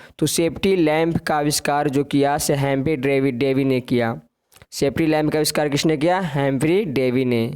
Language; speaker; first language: Hindi; native; Hindi